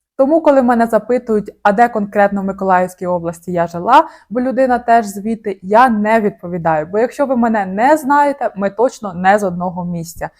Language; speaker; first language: Ukrainian; native; Ukrainian